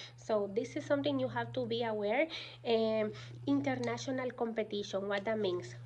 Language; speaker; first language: English; non-native, fluent; Spanish